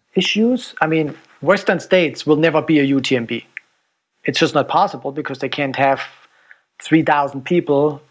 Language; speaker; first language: English; non-native, fluent; German